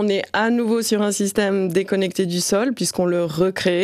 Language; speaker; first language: French; native; French